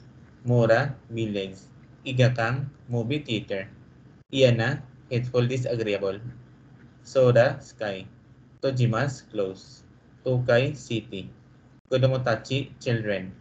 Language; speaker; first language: English; non-native, local second language; Filipino